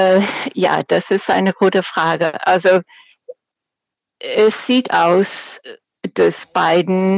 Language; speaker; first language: German; non-native, fluent; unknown